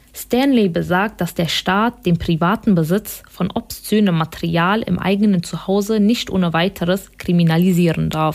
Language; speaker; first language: German; native; German